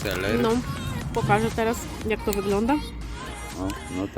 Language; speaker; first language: Polish; non-native, fluent; Ukrainian